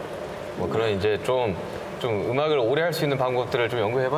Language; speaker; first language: Korean; native; Korean